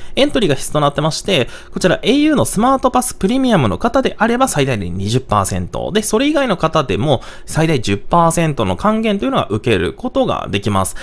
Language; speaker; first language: Japanese; native; Japanese